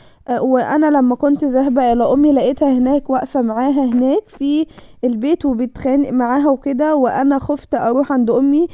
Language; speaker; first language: Arabic; native; Arabic